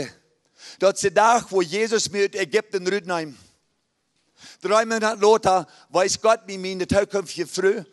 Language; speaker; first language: German; early bilingual, heritage; Plautdietsch